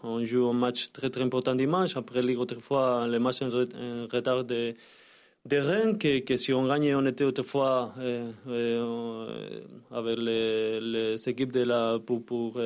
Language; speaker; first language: French; non-native, learner; Spanish